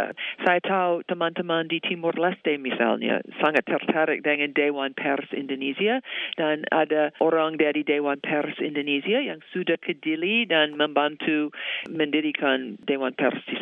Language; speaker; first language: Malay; non-native, fluent; English